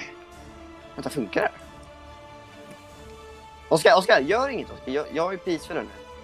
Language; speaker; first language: Swedish; native; Swedish